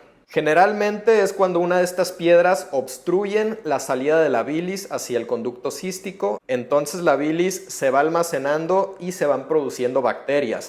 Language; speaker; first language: Spanish; native; Spanish